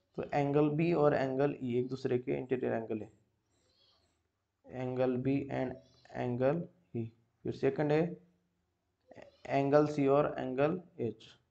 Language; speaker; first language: Hindi; non-native, local second language; Marathi